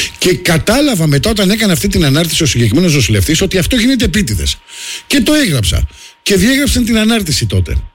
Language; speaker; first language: Greek; native; Greek